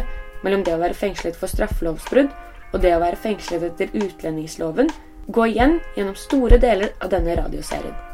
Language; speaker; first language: Norwegian; native; Norwegian